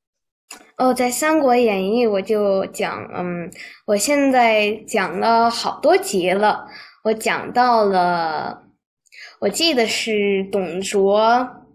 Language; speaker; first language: Chinese; early bilingual, heritage; Chinese